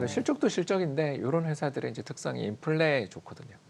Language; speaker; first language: Korean; native; Korean